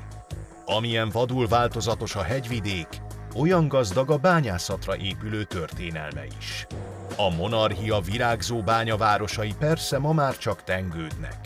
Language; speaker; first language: Hungarian; native; Hungarian